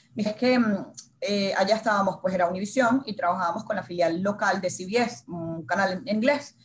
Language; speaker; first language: Spanish; native; Spanish